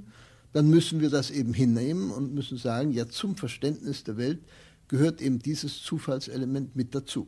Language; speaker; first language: German; native; German